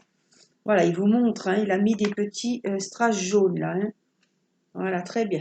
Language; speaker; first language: French; native; French